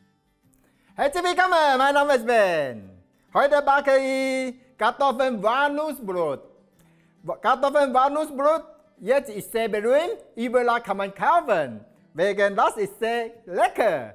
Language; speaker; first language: German; non-native, learner; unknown